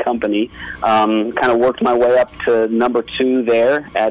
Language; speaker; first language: English; native; English